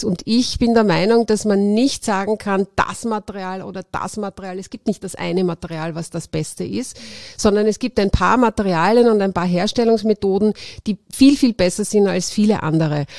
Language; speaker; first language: German; native; German